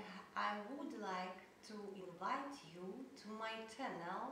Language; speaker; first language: English; non-native, learner; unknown